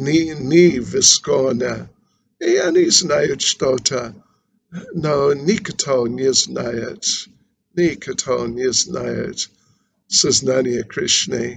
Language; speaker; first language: Russian; non-native, learner; English